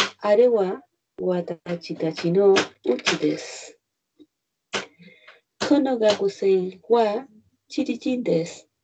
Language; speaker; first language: Japanese; non-native, learner; Spanish